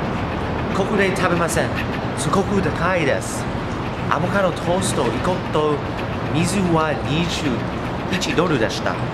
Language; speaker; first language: Japanese; non-native, learner; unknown